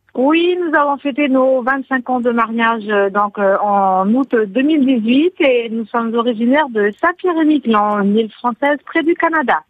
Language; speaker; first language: French; native; French